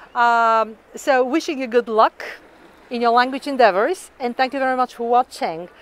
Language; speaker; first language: English; non-native, fluent; Bulgarian